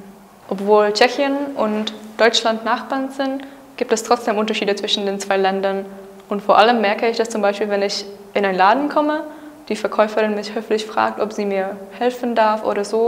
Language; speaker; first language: German; non-native, fluent; Czech